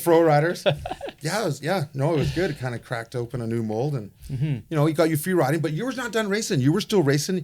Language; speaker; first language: English; native; English